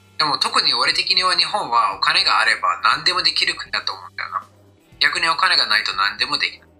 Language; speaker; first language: Japanese; non-native, fluent; English